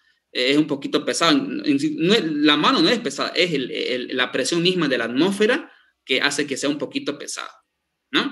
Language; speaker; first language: Spanish; native; Spanish